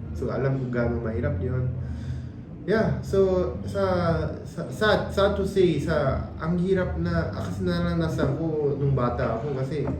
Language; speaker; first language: Filipino; non-native, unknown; Korean